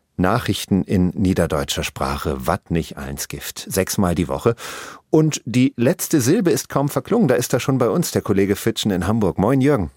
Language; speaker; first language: German; native; German